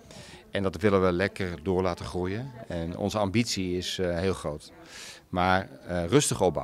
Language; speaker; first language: Dutch; native; Dutch